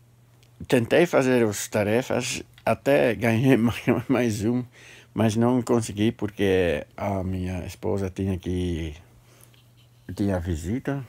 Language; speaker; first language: Portuguese; non-native, learner; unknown